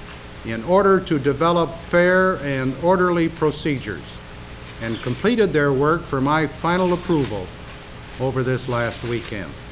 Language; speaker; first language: English; native; English